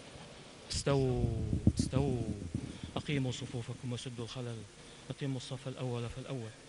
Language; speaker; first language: Arabic; native; Arabic